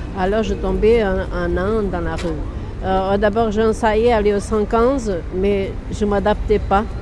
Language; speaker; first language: French; non-native, learner; Portuguese